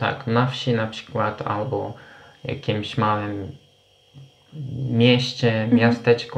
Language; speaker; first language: Polish; non-native, fluent; Turkish